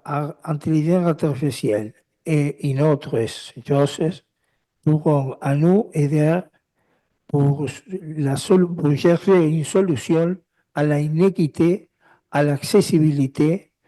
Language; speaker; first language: French; non-native, learner; Spanish